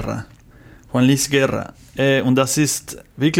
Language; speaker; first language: German; non-native, learner; Spanish